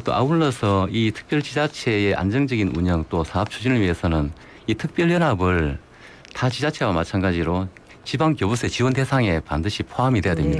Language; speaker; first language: Korean; native; Korean